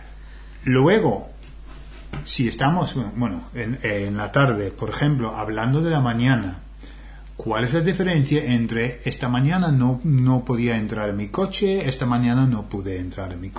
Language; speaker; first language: Spanish; non-native, fluent; English